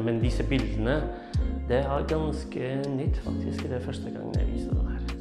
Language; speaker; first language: Norwegian; non-native, fluent; Kurdish